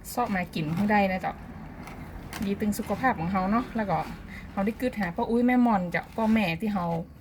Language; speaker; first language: Thai; native; Thai